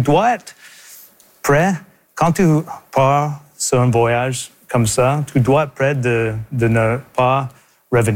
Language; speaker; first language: French; non-native, local second language; English